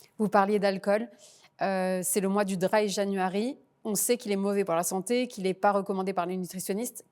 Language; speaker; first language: French; native; French